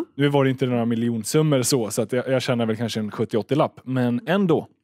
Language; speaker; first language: Swedish; native; Swedish